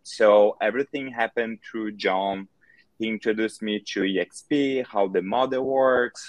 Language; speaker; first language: English; non-native, fluent; Portuguese